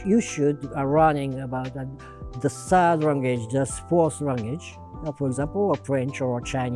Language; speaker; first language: English; non-native, learner; Japanese